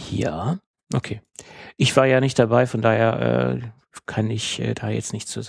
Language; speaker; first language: German; native; German